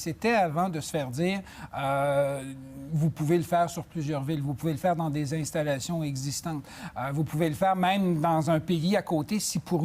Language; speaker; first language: French; native; French